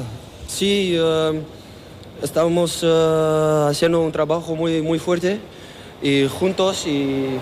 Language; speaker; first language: Spanish; non-native, learner; Papiamento